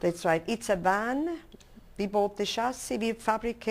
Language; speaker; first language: English; non-native, local second language; German